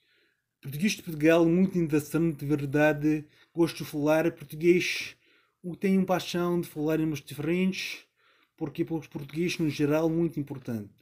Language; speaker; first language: Portuguese; non-native, learner; English